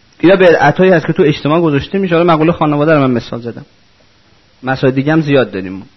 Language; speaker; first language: Persian; non-native, local second language; Azerbaijani